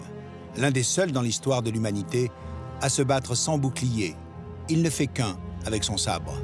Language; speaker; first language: French; native; French